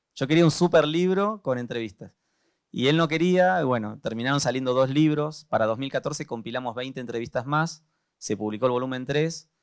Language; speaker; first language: Spanish; native; Spanish